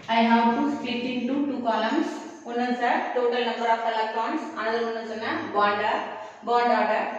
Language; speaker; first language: English; non-native, local second language; Tamil